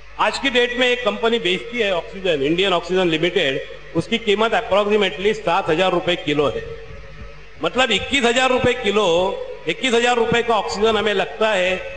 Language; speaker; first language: Hindi; non-native, local second language; Marathi